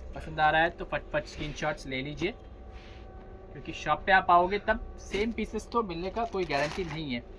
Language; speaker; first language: Hindi; non-native, local second language; Tamil